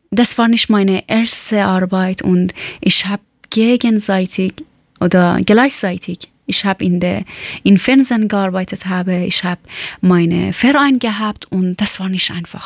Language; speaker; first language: German; non-native, learner; Persian